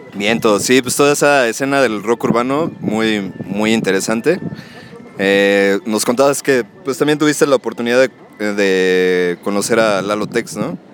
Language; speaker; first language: Spanish; native; Spanish